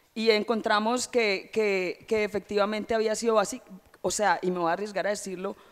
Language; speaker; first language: Spanish; native; Spanish